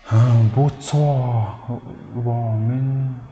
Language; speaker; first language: Chinese; non-native, learner; Mongolian